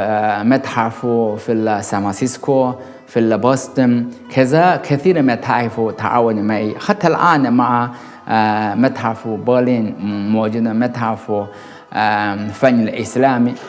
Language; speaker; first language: Arabic; non-native, learner; Chinese